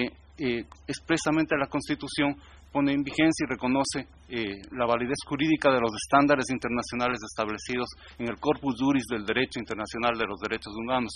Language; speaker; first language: Spanish; native; Spanish